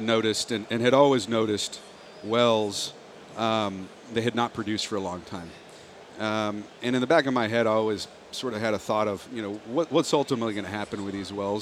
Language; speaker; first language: English; native; English